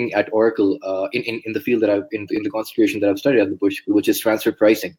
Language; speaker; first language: English; non-native, local second language; Urdu